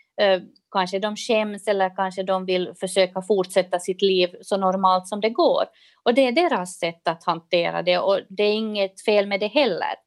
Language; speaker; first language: Swedish; native; Swedish